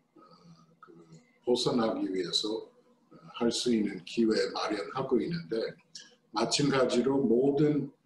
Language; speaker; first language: Korean; non-native, fluent; English